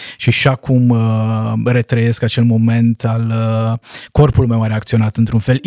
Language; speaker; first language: Romanian; non-native, local second language; Hungarian